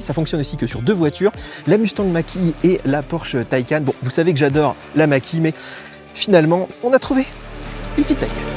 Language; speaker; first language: French; native; French